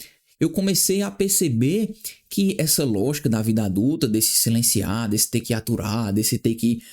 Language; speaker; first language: Portuguese; native; Portuguese